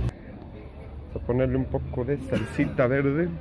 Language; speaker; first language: Spanish; native; Spanish